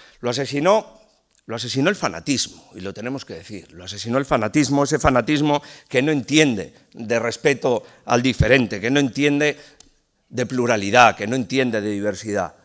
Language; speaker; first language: Spanish; native; Spanish